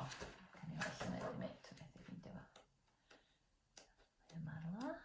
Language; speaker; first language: Welsh; native; Welsh